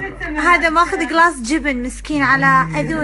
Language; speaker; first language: Arabic; native; Arabic